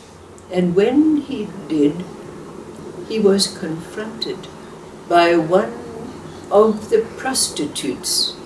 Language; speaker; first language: English; native; English